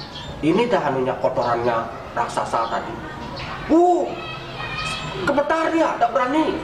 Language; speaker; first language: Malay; non-native, local second language; Balinese